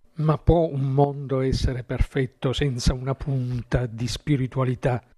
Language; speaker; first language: Italian; native; Italian